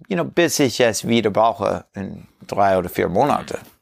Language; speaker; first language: German; non-native, learner; English